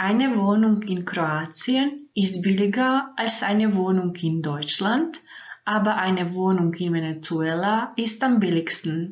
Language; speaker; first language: German; non-native, fluent; Croatian